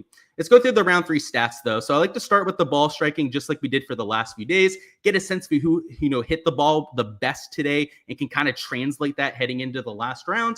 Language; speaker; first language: English; native; English